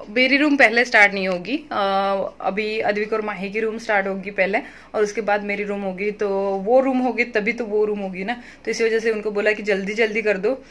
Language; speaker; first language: Hindi; non-native, local second language; Marathi